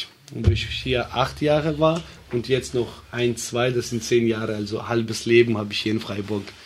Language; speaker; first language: German; early bilingual, other home language; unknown